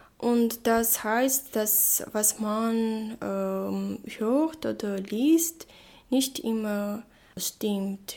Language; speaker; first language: German; non-native, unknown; Armenian